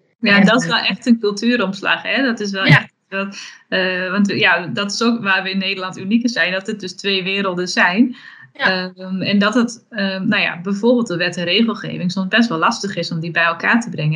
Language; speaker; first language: Dutch; native; Dutch